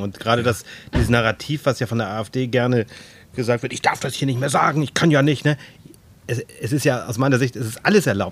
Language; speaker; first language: German; native; German